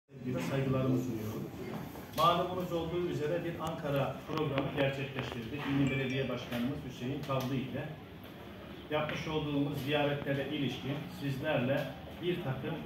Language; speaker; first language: Turkish; native; Turkish